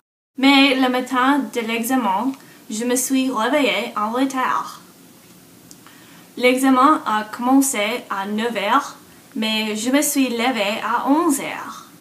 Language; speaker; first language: French; non-native, learner; English